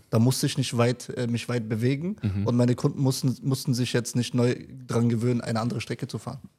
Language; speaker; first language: German; early bilingual, other home language; Turkish